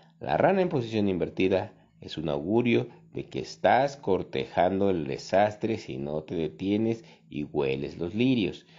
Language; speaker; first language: Spanish; native; Spanish